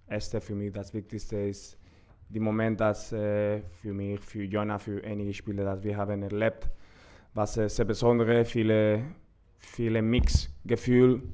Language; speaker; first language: German; non-native, learner; Spanish